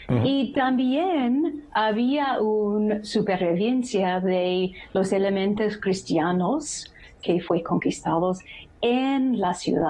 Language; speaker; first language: Spanish; non-native, fluent; English